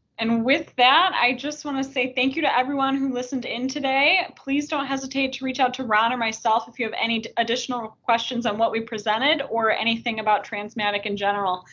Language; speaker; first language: English; native; English